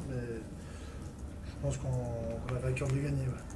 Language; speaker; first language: French; native; French